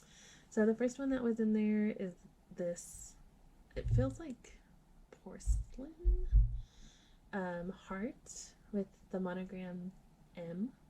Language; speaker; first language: English; native; English